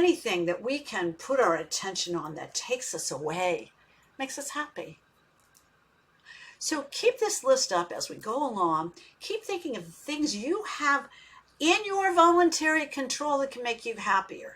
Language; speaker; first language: English; native; English